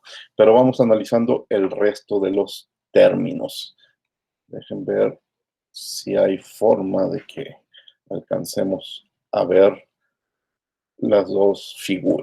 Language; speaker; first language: Spanish; native; Spanish